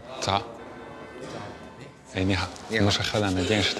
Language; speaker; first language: Chinese; non-native, fluent; Dutch